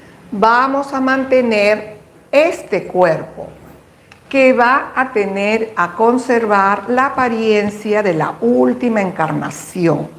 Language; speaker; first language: Spanish; native; Spanish